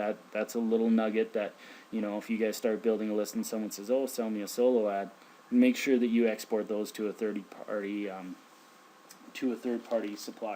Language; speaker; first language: English; native; English